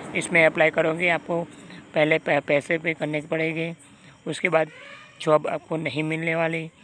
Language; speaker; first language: Hindi; non-native, local second language; Gujarati